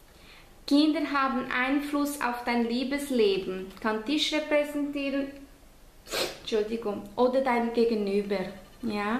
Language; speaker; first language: German; non-native, fluent; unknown